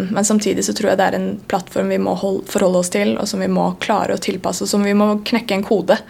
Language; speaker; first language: Norwegian; native; Norwegian